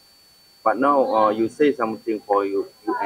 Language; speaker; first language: English; non-native, learner; Indonesian